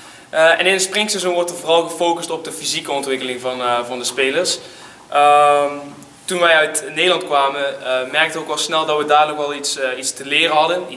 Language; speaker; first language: Dutch; native; Dutch